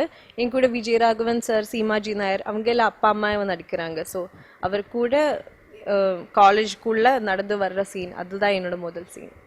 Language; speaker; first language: Tamil; non-native, learner; Malayalam